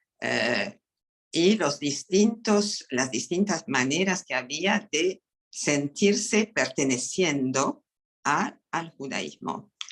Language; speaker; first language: Spanish; non-native, fluent; French